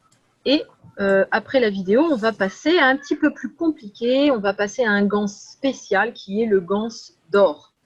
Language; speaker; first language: French; native; French